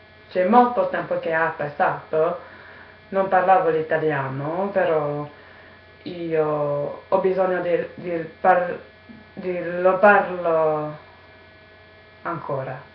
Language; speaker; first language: Italian; non-native, learner; English